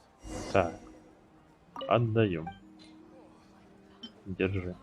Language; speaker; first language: Russian; native; Russian